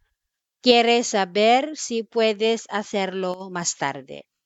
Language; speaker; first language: Spanish; non-native, fluent; Filipino